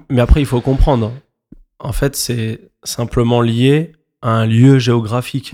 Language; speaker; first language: French; native; French